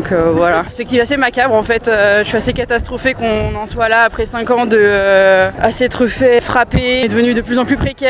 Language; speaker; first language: French; native; French